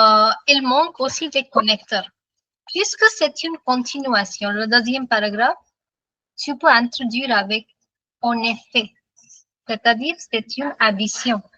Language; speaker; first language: French; non-native, fluent; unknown